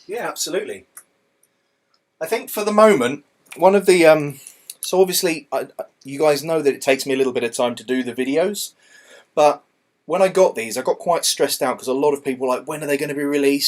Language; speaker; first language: English; native; English